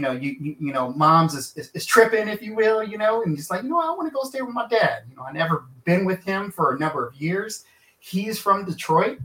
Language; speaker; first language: English; native; English